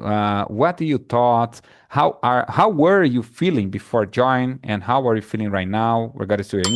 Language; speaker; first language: English; non-native, fluent; Portuguese